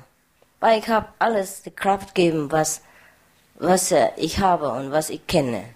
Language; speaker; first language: German; non-native, learner; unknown